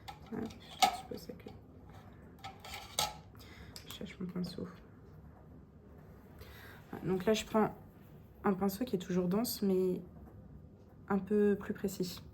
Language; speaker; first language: French; native; French